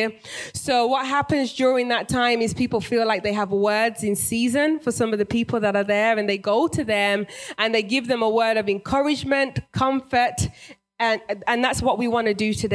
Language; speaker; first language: English; native; English